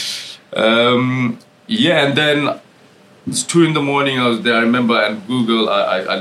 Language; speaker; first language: English; non-native, local second language; Nepali